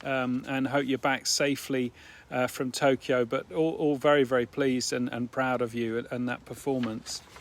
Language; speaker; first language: English; native; English